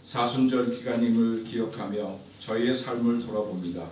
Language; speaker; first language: Korean; native; Korean